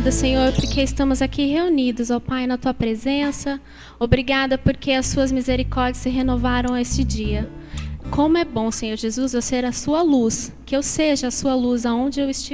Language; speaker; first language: Portuguese; native; Portuguese